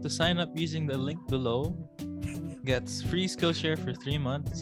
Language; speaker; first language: English; non-native, local second language; Filipino